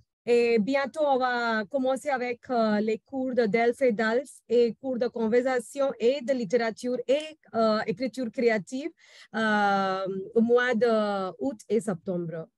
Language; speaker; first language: French; non-native, fluent; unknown